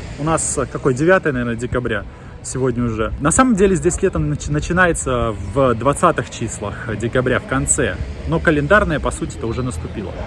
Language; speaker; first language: Russian; native; Russian